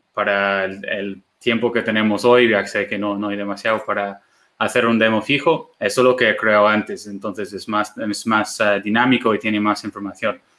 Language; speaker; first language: Spanish; non-native, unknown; English